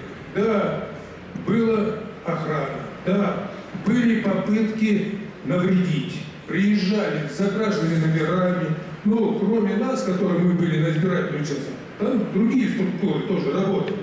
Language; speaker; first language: Russian; native; Russian